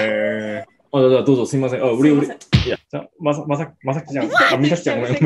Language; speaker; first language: Japanese; non-native, fluent; Korean